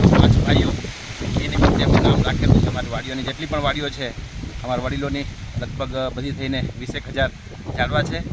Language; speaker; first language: Gujarati; non-native, local second language; Kachhi